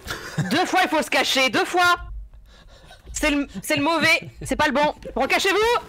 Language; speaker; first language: French; native; French